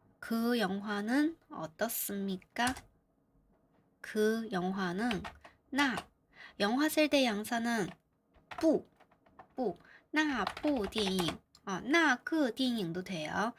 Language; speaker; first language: Korean; non-native, fluent; Chinese